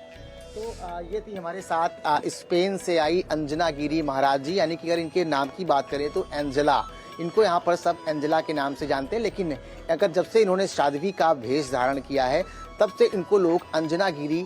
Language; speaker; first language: Hindi; native; Hindi